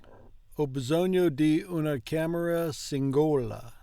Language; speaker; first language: Italian; non-native, learner; English